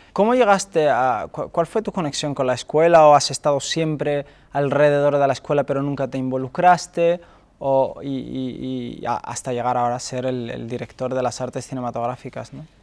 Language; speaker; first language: Spanish; native; Spanish